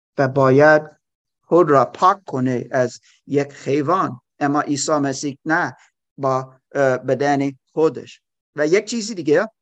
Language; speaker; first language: Persian; non-native, learner; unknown